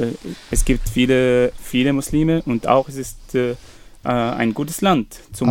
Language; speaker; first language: German; non-native, fluent; Arabic